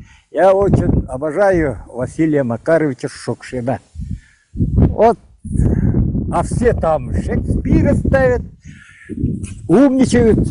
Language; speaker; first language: Russian; non-native, local second language; Yakut